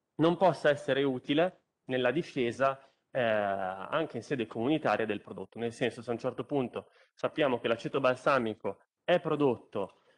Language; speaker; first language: Italian; native; Italian